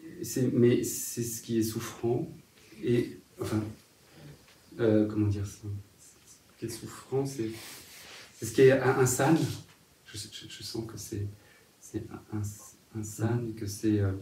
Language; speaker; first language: French; native; French